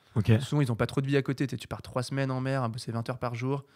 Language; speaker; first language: French; native; French